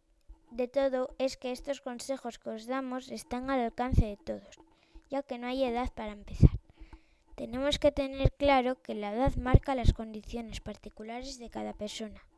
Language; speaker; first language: Spanish; native; Spanish